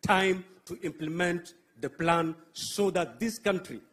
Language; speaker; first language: English; non-native, local second language; Swahili